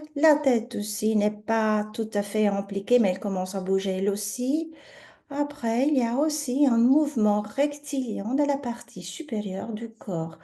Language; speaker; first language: French; native; French